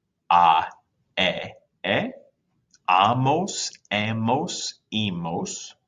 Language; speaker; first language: Spanish; non-native, fluent; English